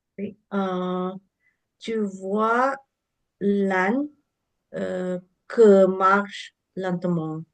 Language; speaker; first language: French; non-native, learner; English